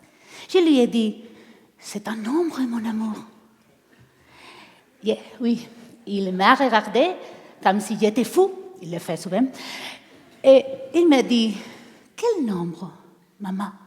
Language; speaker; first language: French; non-native, learner; Spanish